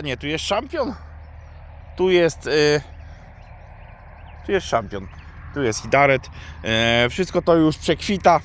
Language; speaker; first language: Polish; native; Polish